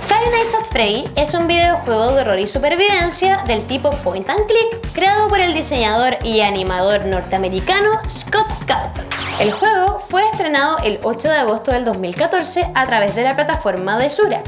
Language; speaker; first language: Spanish; native; Spanish